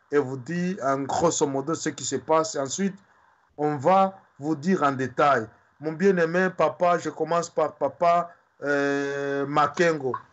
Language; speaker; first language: French; non-native, local second language; Swahili